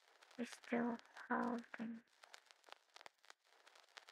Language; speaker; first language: English; non-native, learner; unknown